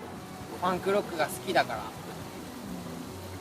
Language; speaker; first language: Japanese; native; Japanese